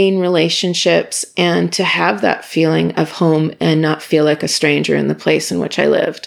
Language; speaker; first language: English; native; English